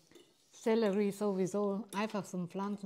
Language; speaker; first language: German; non-native, learner; Vietnamese